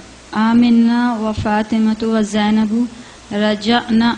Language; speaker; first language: Arabic; non-native, learner; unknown